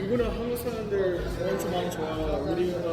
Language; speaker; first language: Korean; early bilingual, heritage; Korean